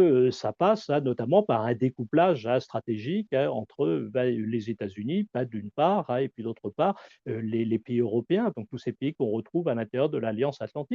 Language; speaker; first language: French; native; French